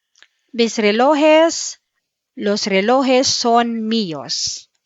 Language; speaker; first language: Spanish; non-native, fluent; Filipino